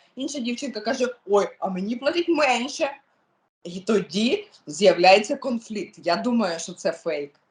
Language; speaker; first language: Ukrainian; non-native, local second language; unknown